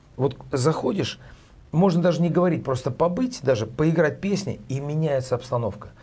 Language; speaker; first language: Russian; native; Russian